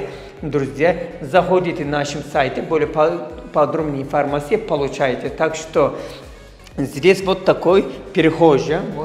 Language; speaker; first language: Russian; non-native, fluent; Turkish